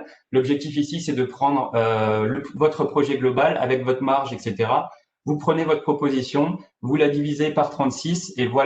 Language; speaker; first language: French; native; French